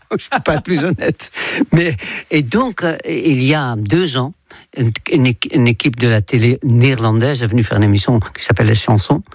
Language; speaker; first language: French; non-native, fluent; Dutch